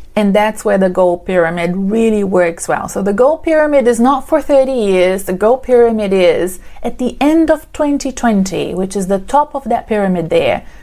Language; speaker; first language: English; non-native, fluent; Portuguese